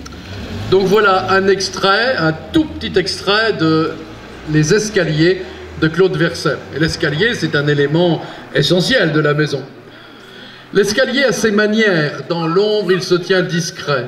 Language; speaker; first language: French; native; French